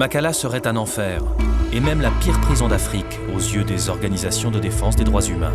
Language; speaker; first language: French; native; French